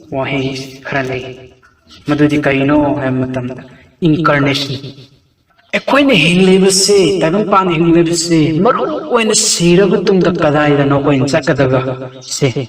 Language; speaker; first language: Manipuri; non-native, local second language; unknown